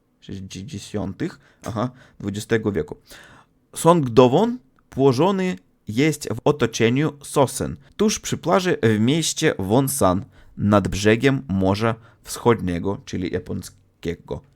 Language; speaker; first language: Polish; non-native, fluent; Russian